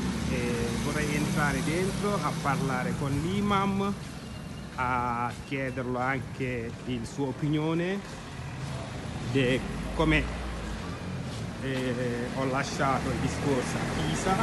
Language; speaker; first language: Italian; non-native, learner; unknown